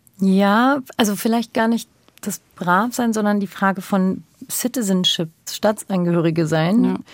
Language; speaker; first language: German; early bilingual, other home language; Turkish